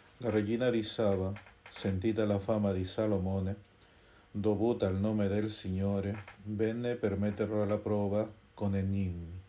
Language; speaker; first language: Italian; non-native, fluent; Spanish